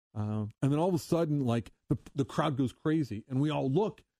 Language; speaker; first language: English; native; English